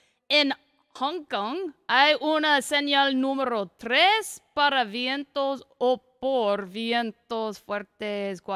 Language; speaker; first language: Spanish; non-native, learner; English